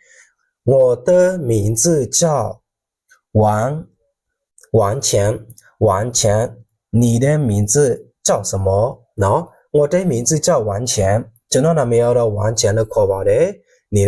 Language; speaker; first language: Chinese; non-native, fluent; Burmese